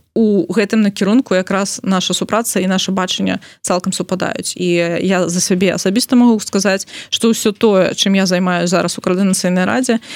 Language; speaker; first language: Belarusian; non-native, local second language; Russian